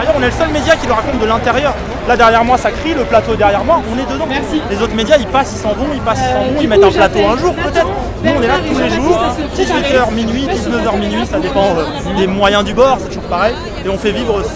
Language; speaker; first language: French; native; French